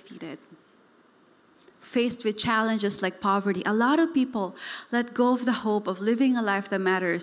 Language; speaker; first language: English; non-native, local second language; Cebuano